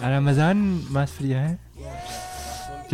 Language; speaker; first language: Spanish; non-native, learner; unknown